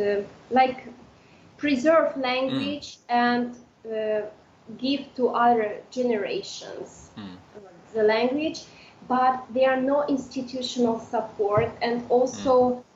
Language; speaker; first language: English; non-native, fluent; Udmurt